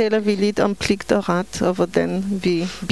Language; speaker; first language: Danish; non-native, fluent; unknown